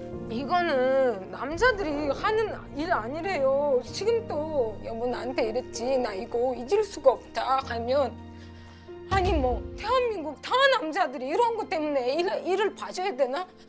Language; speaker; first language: Korean; non-native, fluent; Uzbek